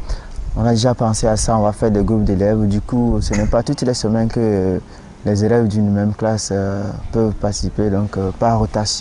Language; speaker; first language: French; non-native, local second language; Ewe